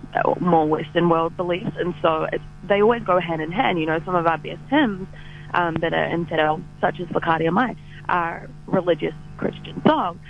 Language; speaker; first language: English; native; English